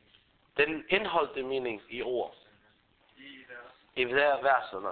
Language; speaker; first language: Danish; early bilingual, other home language; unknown